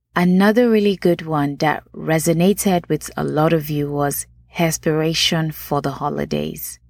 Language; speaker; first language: English; non-native, local second language; Yoruba